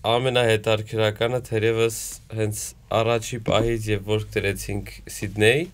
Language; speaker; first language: Armenian; native; Armenian